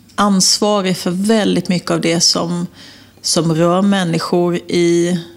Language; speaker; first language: Swedish; native; Swedish